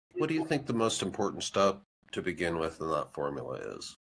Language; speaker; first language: English; native; English